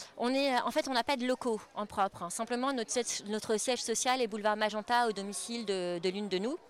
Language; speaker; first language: French; native; French